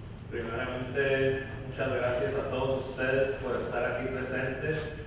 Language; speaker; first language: Spanish; early bilingual, heritage; Spanish